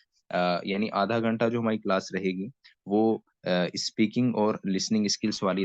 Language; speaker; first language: Hindi; native; Hindi